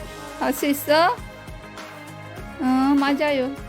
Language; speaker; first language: Korean; non-native, learner; Filipino